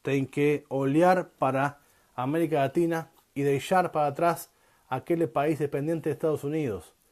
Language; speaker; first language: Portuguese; non-native, learner; Spanish